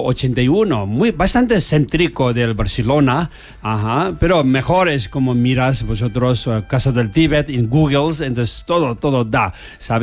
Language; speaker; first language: Spanish; non-native, learner; Tibetan